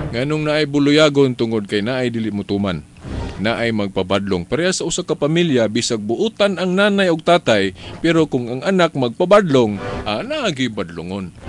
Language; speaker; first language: Cebuano; native; Cebuano